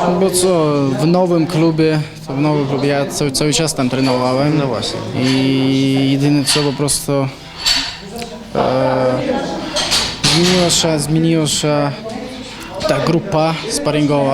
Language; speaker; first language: Polish; non-native, learner; Chechen